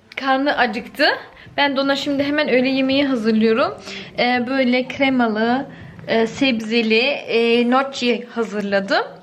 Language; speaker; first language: Turkish; early bilingual, heritage; Turkish